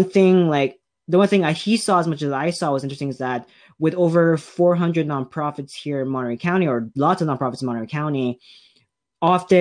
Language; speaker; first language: English; native; English